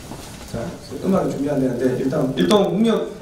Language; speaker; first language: Korean; native; Korean